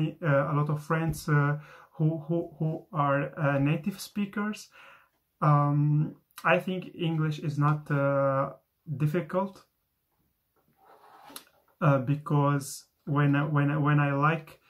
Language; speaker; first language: English; non-native, fluent; Arabic